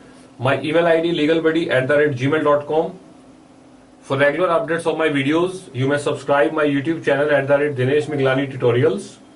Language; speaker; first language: English; non-native, local second language; Hindi